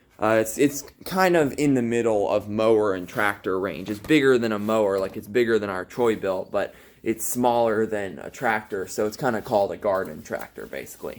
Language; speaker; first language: English; native; English